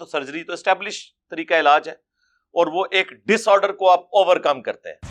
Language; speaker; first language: Urdu; non-native, local second language; Punjabi